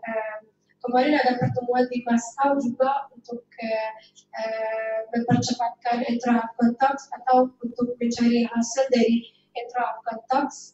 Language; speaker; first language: Indonesian; non-native, fluent; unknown